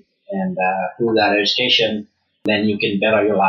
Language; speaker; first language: English; early bilingual, other home language; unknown